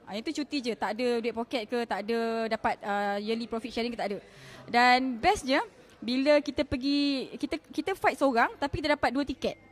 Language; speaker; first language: Malay; native; Malay